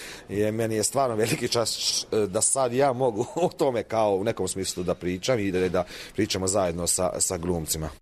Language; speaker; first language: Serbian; non-native, local second language; Hungarian